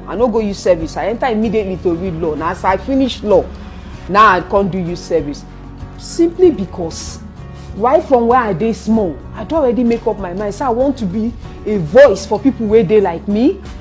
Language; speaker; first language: Nigerian Pidgin; non-native, local second language; Igbo